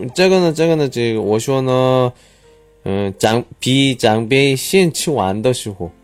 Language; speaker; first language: Chinese; non-native, learner; Korean